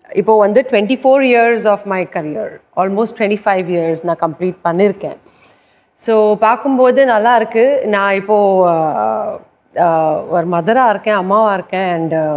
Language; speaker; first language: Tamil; non-native, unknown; Punjabi